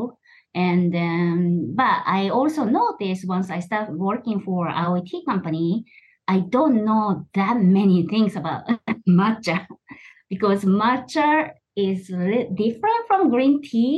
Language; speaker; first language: English; non-native, fluent; Japanese